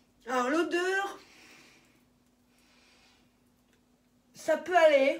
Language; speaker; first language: French; native; French